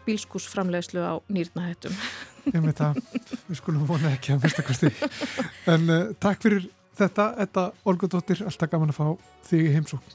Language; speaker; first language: Icelandic; native; Icelandic